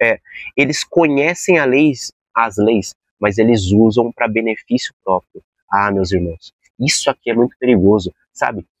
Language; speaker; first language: Portuguese; native; Portuguese